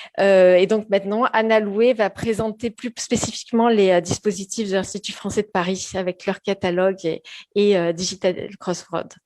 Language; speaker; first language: French; native; French